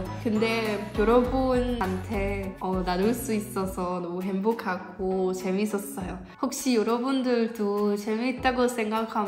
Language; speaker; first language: Korean; non-native, fluent; German